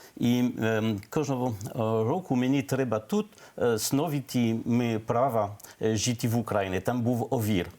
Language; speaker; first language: Ukrainian; non-native, learner; French